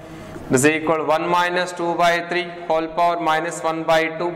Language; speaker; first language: English; non-native, local second language; Telugu